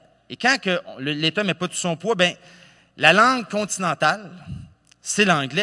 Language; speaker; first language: French; native; French